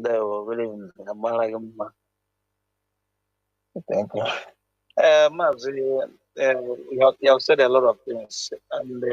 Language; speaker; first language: English; non-native, local second language; Igbo